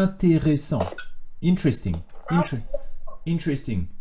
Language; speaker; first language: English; non-native, fluent; French